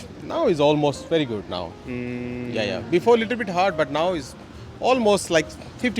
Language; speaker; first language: English; non-native, learner; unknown